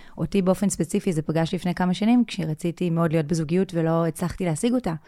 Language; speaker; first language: Hebrew; native; Hebrew